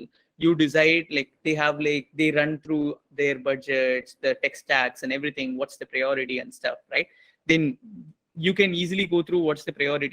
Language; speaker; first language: English; non-native, local second language; Tamil